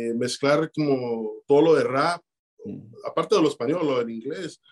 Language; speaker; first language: Spanish; early bilingual, heritage; Spanish